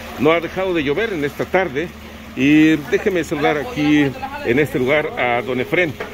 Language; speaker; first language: Spanish; native; Spanish